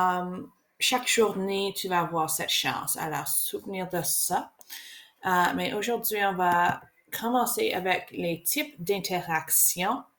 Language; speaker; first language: French; non-native, learner; English